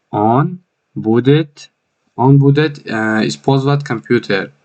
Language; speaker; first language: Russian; non-native, fluent; Tajik